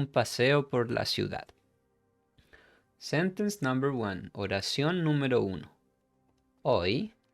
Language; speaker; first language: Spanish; non-native, fluent; English